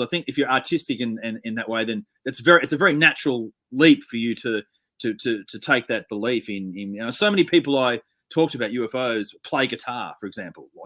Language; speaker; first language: English; native; English